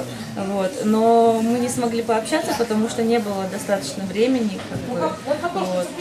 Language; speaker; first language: Russian; native; Russian